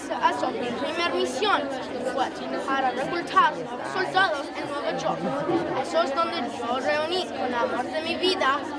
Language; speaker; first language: Spanish; non-native, learner; English